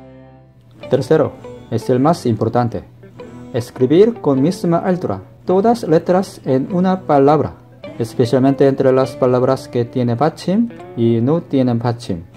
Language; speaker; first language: Spanish; non-native, learner; Korean